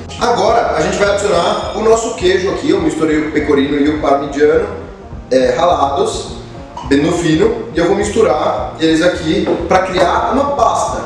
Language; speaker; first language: Portuguese; native; Portuguese